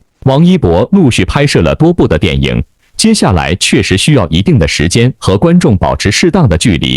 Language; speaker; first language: Chinese; native; Chinese